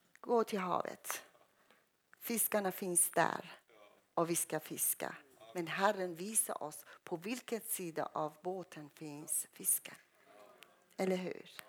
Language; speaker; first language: Swedish; non-native, fluent; Persian